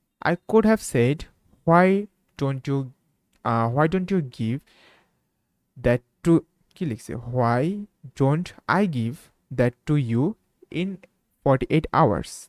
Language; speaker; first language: English; non-native, local second language; Bangla